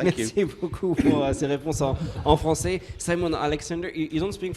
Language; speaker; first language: French; native; French